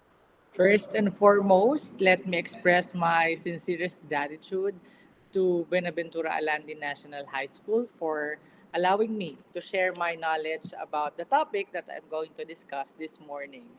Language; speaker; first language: English; non-native, local second language; Filipino